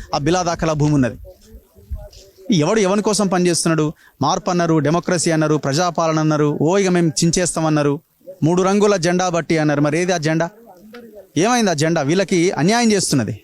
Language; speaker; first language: Telugu; native; Telugu